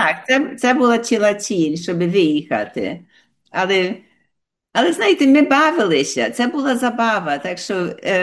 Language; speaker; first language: Ukrainian; early bilingual, heritage; Ukrainian